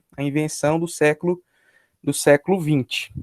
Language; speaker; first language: Portuguese; native; Portuguese